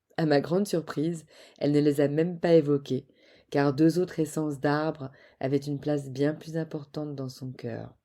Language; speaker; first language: French; native; French